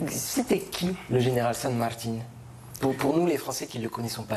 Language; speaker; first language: French; native; French